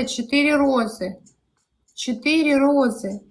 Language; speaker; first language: Russian; native; Russian